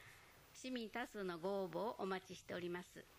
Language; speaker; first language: Japanese; native; Japanese